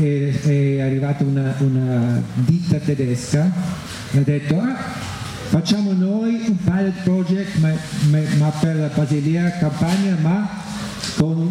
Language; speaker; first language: Italian; non-native, fluent; German